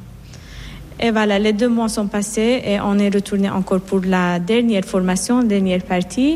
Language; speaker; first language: French; non-native, fluent; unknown